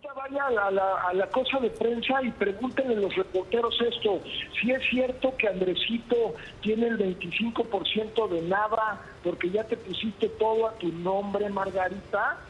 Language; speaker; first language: Spanish; native; Spanish